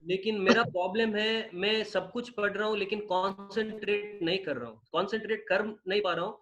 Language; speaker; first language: Hindi; non-native, local second language; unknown